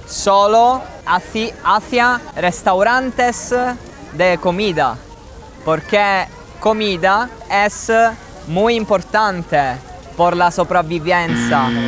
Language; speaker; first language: Spanish; non-native, learner; Italian